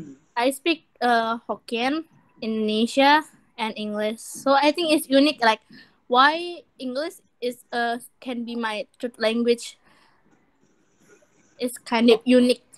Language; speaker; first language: English; non-native, learner; Indonesian